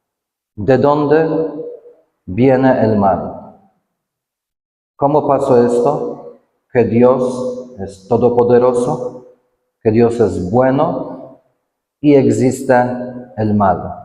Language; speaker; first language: Spanish; non-native, fluent; Polish